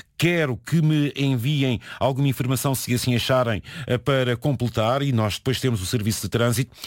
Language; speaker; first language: Portuguese; native; Portuguese